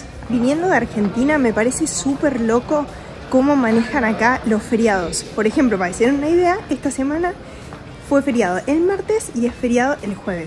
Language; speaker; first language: Spanish; native; Spanish